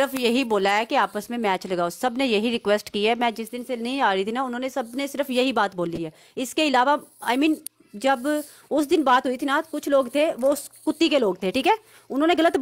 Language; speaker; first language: Hindi; non-native, learner; Bangla